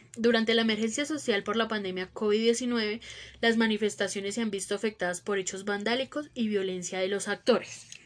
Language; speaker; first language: Spanish; native; Spanish